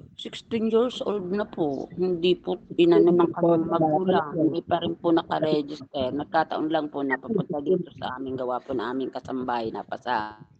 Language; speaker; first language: Filipino; native; Filipino